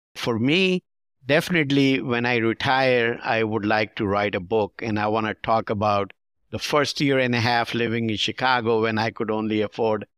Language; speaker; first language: English; non-native, local second language; Urdu